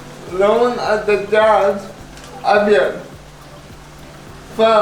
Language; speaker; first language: Arabic; non-native, learner; Urdu